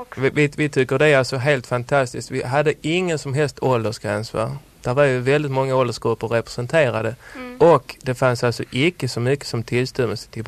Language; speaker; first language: Swedish; native; Swedish